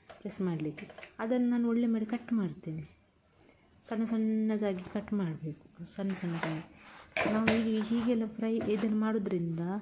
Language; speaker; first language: Kannada; non-native, local second language; Tulu